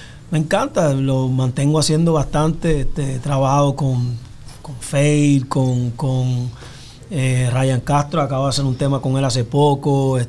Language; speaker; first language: Spanish; early bilingual, heritage; Spanish